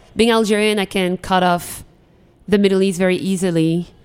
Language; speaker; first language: English; non-native, fluent; Arabic